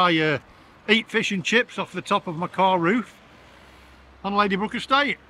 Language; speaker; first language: English; native; English